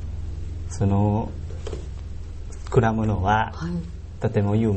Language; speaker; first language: Japanese; non-native, learner; Thai